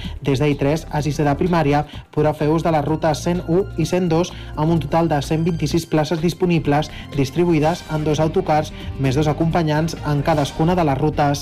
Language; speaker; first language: Catalan; native; Catalan